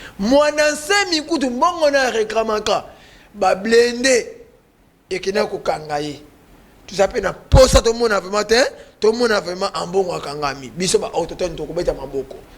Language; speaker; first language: Lingala; non-native, local second language; Kongo